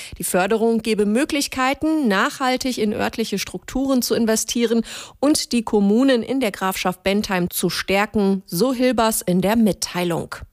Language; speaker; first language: German; native; German